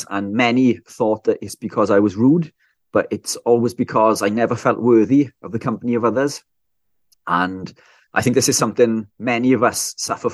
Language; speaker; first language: English; native; English